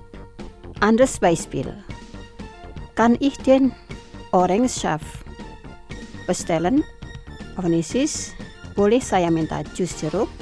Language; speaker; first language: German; non-native, fluent; Indonesian